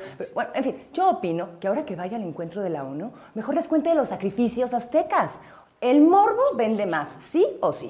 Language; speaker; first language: Spanish; native; Spanish